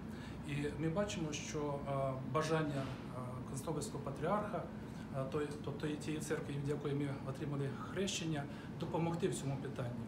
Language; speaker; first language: Ukrainian; native; Ukrainian